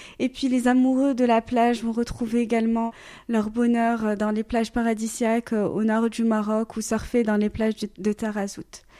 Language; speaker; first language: French; native; French